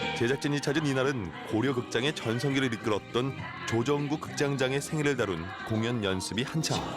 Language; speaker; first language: Korean; native; Korean